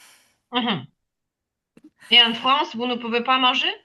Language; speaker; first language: French; non-native, fluent; Ukrainian